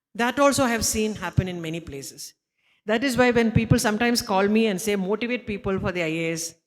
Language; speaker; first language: English; non-native, local second language; Malayalam